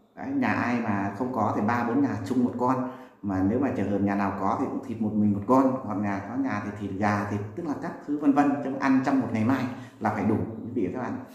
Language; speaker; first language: Vietnamese; non-native, local second language; Muong